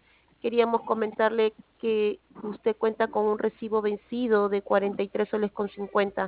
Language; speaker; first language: Spanish; native; Spanish